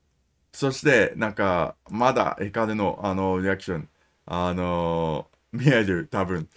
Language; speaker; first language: Japanese; non-native, learner; English